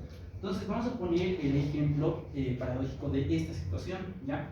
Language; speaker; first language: Spanish; native; Spanish